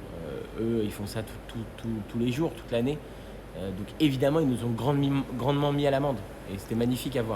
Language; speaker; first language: French; native; French